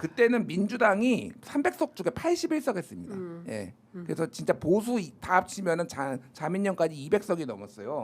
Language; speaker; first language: Korean; native; Korean